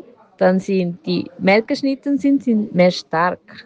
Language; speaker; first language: German; non-native, learner; Spanish